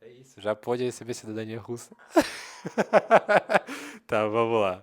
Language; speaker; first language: Portuguese; non-native, fluent; Russian